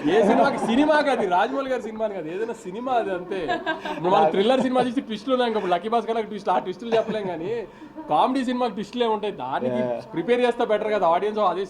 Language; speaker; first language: Telugu; native; Telugu